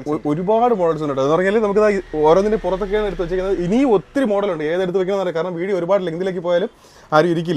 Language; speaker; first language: Malayalam; native; Malayalam